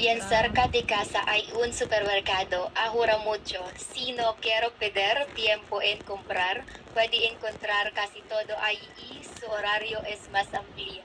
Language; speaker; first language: Spanish; non-native, learner; Filipino